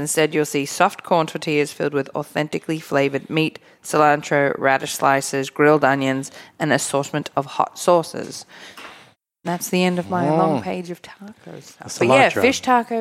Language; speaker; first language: English; native; English